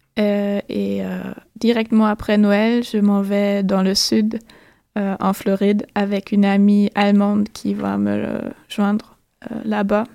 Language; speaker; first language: French; non-native, fluent; German